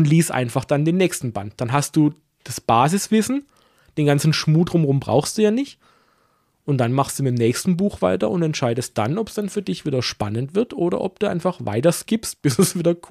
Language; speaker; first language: German; native; German